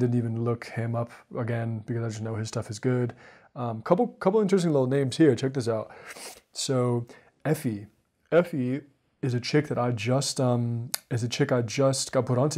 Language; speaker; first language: English; native; English